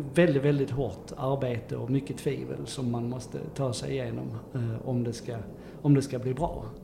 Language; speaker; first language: Swedish; native; Swedish